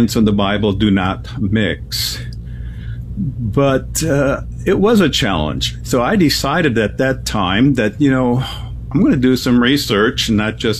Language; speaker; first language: English; non-native, local second language; German